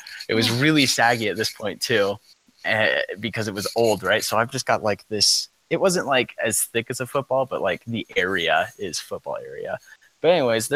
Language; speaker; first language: English; native; English